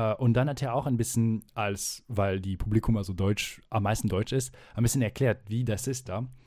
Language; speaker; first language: German; non-native, fluent; French